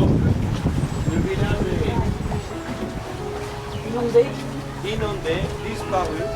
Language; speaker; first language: French; non-native, learner; Spanish